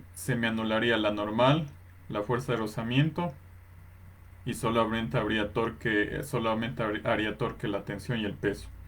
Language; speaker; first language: Spanish; native; Spanish